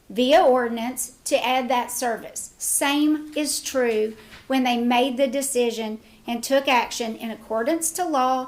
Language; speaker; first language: English; native; English